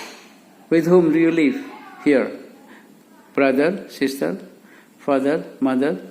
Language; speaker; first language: English; non-native, learner; Indonesian